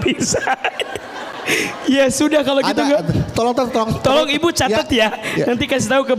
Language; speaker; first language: Indonesian; native; Indonesian